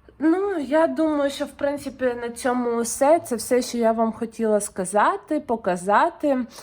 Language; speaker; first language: Ukrainian; non-native, local second language; Russian